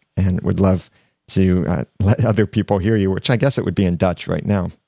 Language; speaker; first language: English; native; English